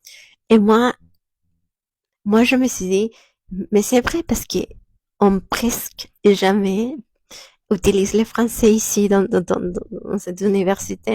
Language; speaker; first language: French; non-native, fluent; Spanish